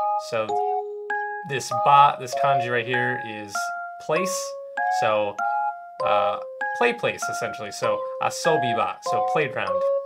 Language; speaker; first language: English; native; English